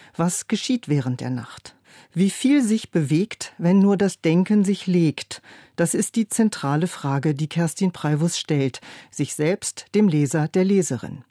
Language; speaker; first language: German; native; German